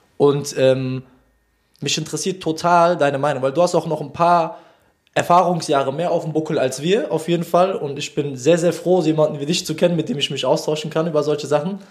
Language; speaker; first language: German; native; German